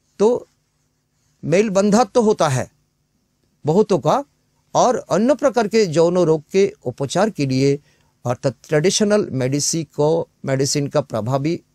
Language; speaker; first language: Hindi; non-native, local second language; Bangla